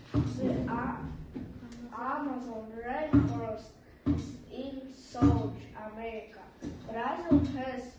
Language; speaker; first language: English; non-native, learner; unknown